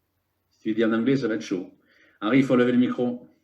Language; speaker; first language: French; native; French